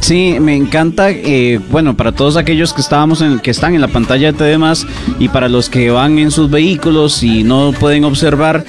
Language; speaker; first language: Spanish; native; Spanish